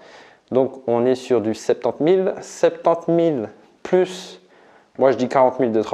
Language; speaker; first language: French; native; French